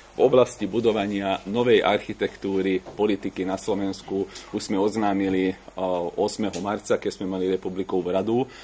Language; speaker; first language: Slovak; non-native, local second language; Hungarian